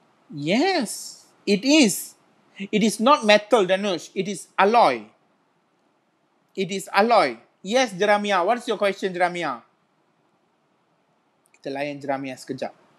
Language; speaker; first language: English; non-native, local second language; Malay